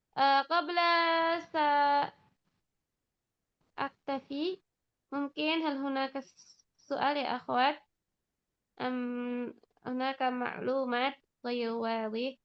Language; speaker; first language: Arabic; non-native, fluent; Indonesian